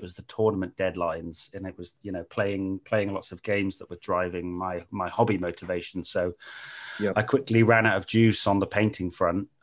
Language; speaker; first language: English; native; English